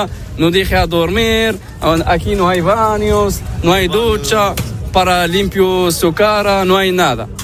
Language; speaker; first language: Spanish; non-native, learner; Arabic